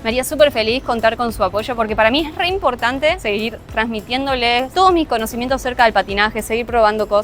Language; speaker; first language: Spanish; native; Spanish